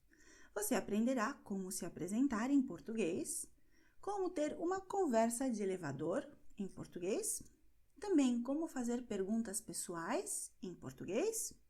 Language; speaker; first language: Portuguese; non-native, fluent; Spanish